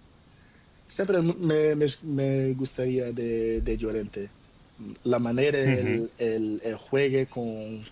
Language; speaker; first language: Spanish; non-native, learner; Portuguese